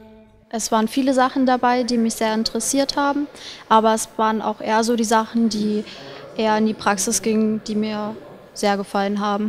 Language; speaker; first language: German; native; German